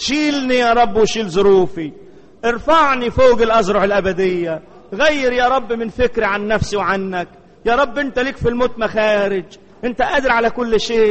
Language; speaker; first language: Arabic; native; Arabic